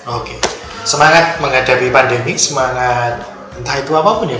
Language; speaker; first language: Indonesian; non-native, local second language; Javanese